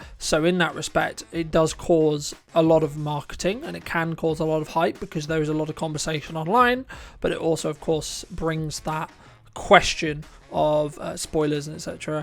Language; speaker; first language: English; native; English